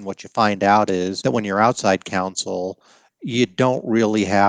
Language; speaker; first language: English; native; English